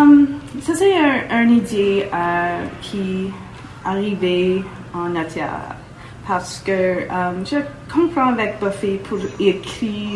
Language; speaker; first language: French; non-native, local second language; English